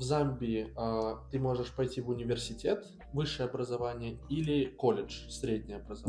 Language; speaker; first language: Russian; native; Russian